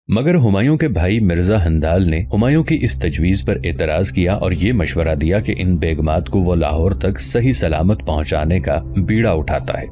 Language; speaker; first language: Urdu; native; Urdu